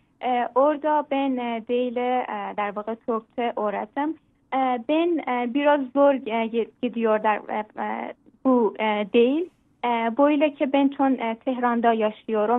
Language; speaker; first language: Turkish; non-native, learner; Persian